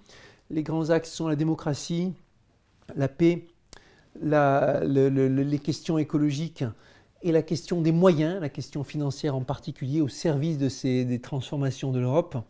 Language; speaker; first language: French; native; French